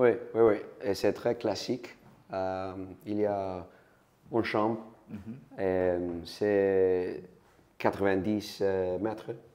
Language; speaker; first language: French; non-native, learner; Spanish